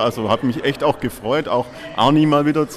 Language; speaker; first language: German; native; German